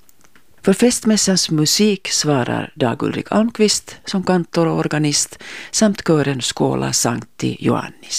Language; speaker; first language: Swedish; native; Swedish